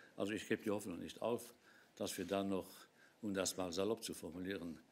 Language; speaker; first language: German; non-native, local second language; Luxembourgish